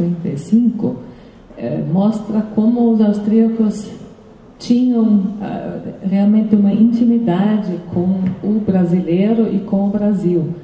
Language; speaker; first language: Portuguese; non-native, fluent; German